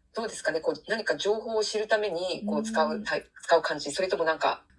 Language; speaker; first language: Japanese; native; Japanese